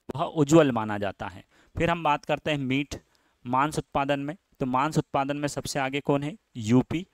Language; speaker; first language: Hindi; native; Hindi